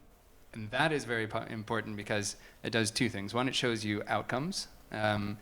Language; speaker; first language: English; native; English